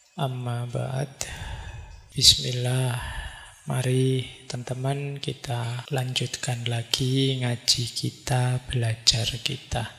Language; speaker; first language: Indonesian; native; Indonesian